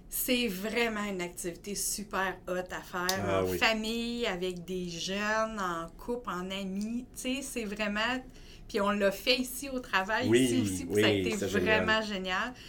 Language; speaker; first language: French; native; French